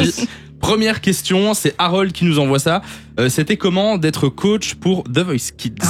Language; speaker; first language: French; native; French